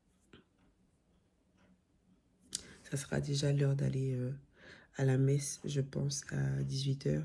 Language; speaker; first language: French; native; French